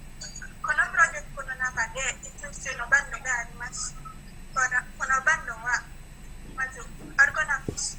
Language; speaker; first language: Japanese; non-native, learner; Indonesian